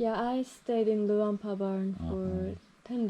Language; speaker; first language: English; non-native, fluent; Japanese